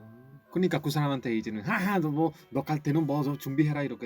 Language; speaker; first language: Korean; non-native, fluent; Spanish